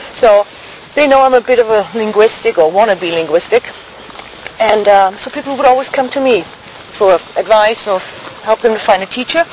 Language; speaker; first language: English; non-native, fluent; German